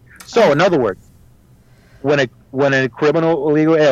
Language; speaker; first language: English; early bilingual, other home language; Spanish